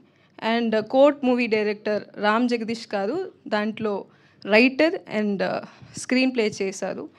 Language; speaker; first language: Telugu; non-native, learner; Tamil